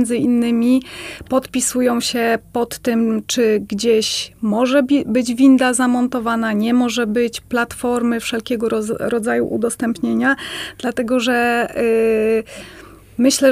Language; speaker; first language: Polish; native; Polish